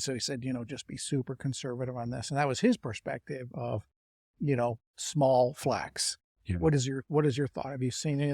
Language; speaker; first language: English; native; English